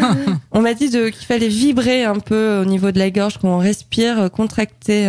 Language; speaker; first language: French; native; French